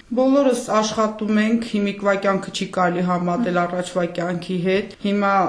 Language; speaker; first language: Armenian; native; Armenian